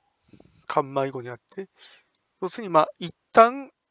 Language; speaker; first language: Japanese; native; Japanese